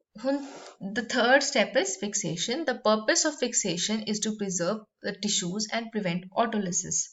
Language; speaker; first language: English; non-native, local second language; Punjabi